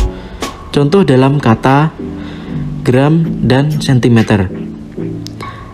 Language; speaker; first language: Indonesian; native; Indonesian